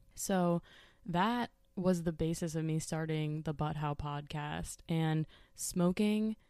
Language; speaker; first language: English; native; English